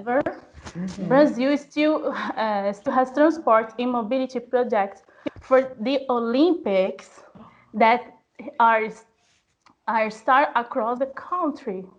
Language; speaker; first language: English; non-native, learner; Portuguese